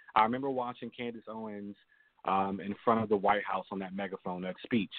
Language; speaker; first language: English; native; English